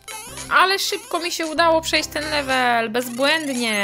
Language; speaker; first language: Polish; native; Polish